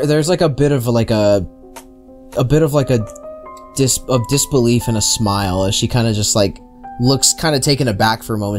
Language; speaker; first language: English; native; English